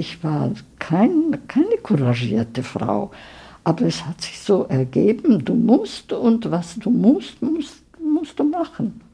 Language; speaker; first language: German; early bilingual, heritage; German